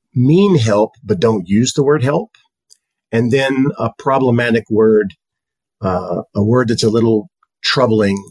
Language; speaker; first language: English; native; English